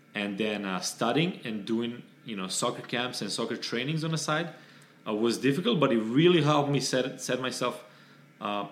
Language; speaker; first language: English; non-native, fluent; Serbian